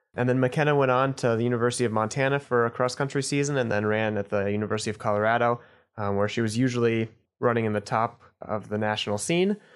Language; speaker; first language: English; native; English